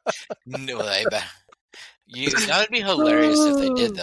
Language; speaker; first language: English; native; English